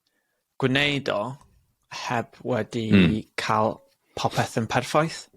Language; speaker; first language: Welsh; non-native, local second language; English